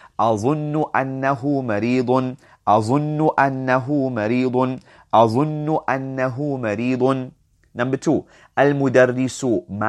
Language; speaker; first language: Arabic; non-native, fluent; English